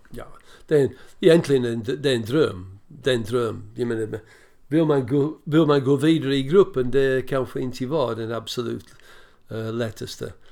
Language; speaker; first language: Swedish; non-native, fluent; English